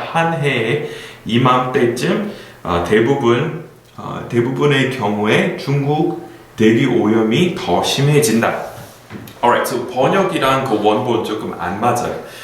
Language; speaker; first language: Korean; non-native, fluent; English